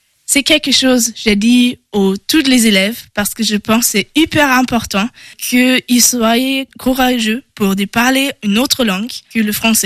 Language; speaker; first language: French; non-native, learner; German